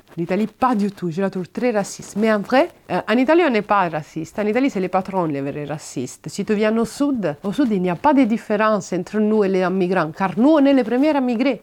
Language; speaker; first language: French; non-native, fluent; Italian